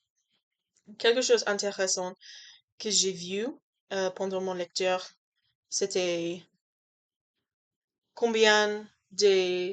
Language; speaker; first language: French; non-native, learner; English